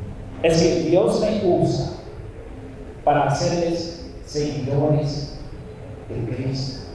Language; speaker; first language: Spanish; non-native, fluent; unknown